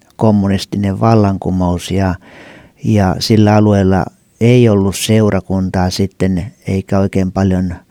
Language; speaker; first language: Finnish; native; Finnish